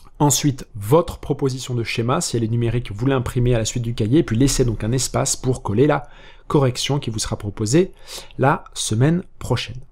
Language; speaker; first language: French; native; French